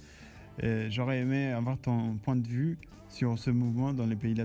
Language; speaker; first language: French; non-native, fluent; Spanish